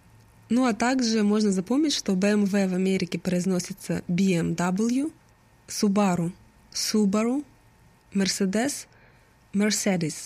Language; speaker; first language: Russian; native; Russian